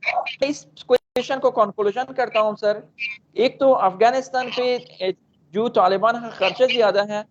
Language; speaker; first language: Hindi; non-native, fluent; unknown